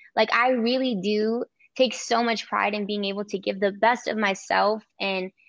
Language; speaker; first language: English; early bilingual, other home language; Spanish